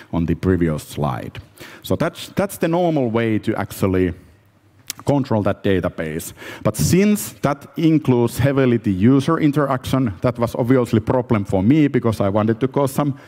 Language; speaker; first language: English; non-native, fluent; Finnish